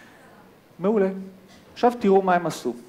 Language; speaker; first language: Hebrew; native; Hebrew